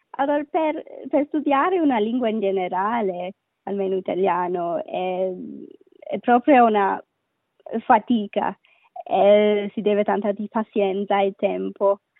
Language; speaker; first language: Italian; non-native, learner; Sinhala